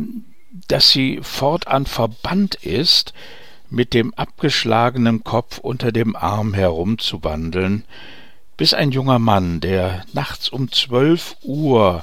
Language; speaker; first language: German; native; German